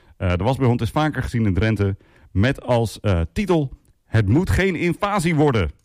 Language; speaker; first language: Dutch; native; Dutch